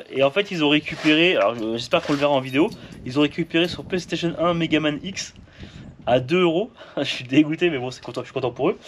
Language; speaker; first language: French; native; French